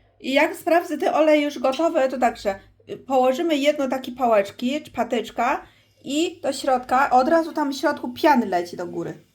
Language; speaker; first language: Polish; non-native, learner; Chinese